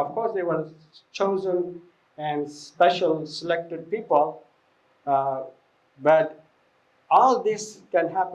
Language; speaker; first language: English; non-native, fluent; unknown